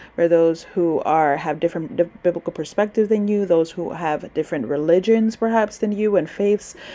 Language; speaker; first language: English; early bilingual, other home language; Spanish